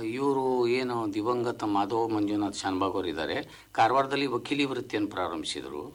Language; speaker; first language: Kannada; non-native, local second language; Konkani